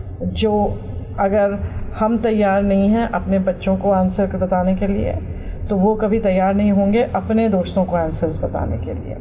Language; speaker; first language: Urdu; native; Urdu